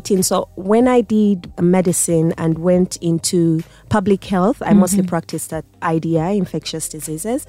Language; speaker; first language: English; non-native, local second language; Ganda